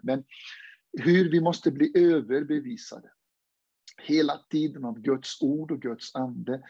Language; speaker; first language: Swedish; non-native, fluent; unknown